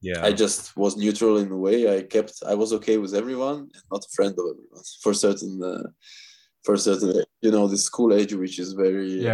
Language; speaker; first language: English; non-native, fluent; Russian